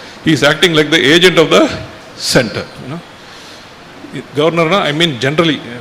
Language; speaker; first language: English; non-native, local second language; Tamil